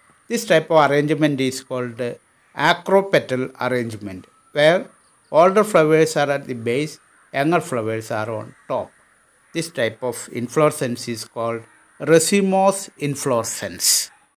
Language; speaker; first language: English; non-native, local second language; Malayalam